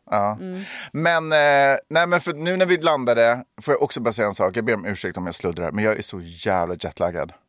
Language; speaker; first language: Swedish; native; Swedish